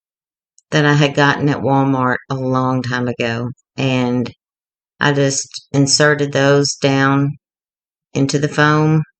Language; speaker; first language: English; native; English